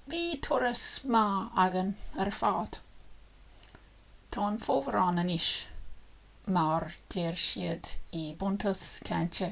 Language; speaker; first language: Irish; non-native, learner; English